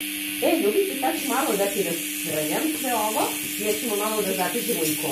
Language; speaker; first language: Serbian; native; Serbian